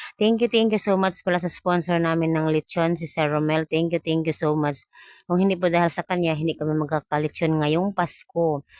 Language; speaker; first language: Filipino; non-native, local second language; Cebuano